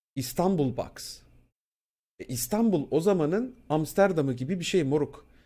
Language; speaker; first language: Turkish; native; Turkish